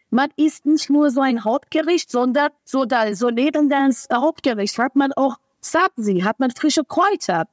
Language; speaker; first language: German; non-native, fluent; Persian